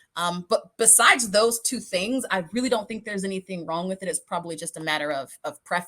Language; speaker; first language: English; native; English